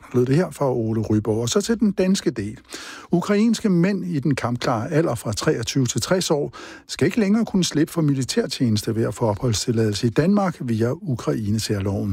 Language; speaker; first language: Danish; native; Danish